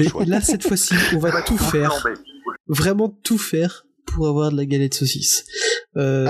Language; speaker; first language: French; native; French